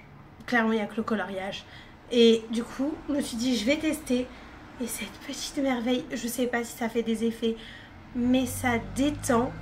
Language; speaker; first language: French; native; French